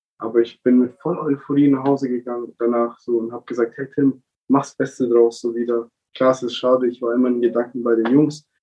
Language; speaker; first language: German; early bilingual, other home language; Italian